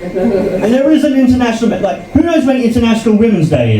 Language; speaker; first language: English; native; English